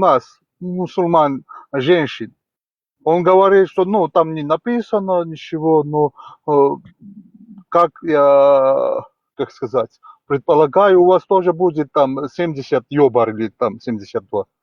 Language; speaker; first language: Russian; non-native, fluent; Georgian